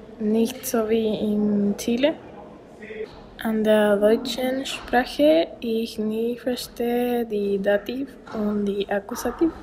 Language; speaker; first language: German; non-native, learner; Spanish